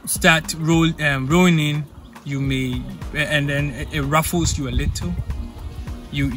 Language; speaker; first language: English; non-native, local second language; Akan